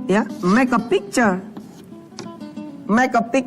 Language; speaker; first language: English; non-native, learner; Indonesian